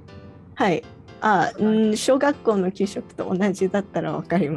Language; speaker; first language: Japanese; early bilingual, heritage; Japanese